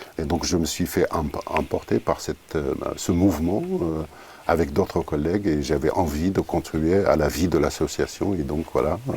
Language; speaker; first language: French; non-native, fluent; Arabic